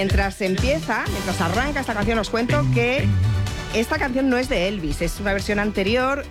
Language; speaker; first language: Spanish; native; Spanish